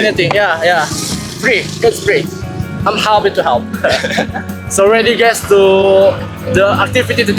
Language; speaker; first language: English; non-native, learner; Indonesian